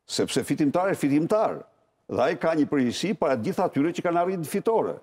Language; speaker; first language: Albanian; native; Albanian